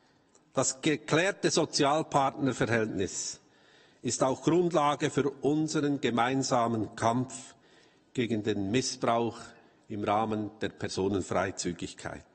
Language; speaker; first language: German; native; German